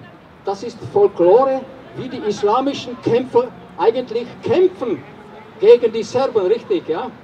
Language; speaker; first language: German; non-native, fluent; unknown